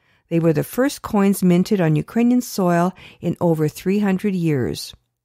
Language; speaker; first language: English; native; English